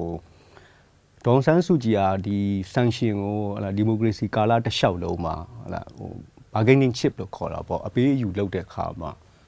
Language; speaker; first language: Burmese; native; Burmese